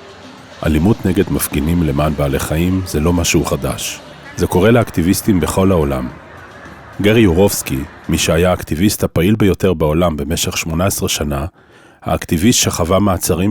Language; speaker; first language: Hebrew; native; Hebrew